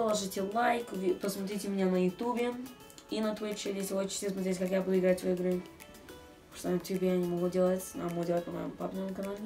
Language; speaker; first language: Russian; early bilingual, other home language; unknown